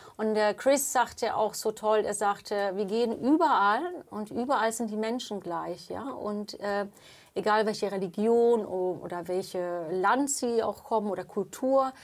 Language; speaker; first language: German; non-native, fluent; English